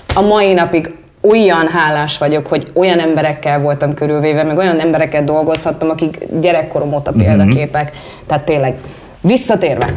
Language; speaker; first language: Hungarian; early bilingual, heritage; Hungarian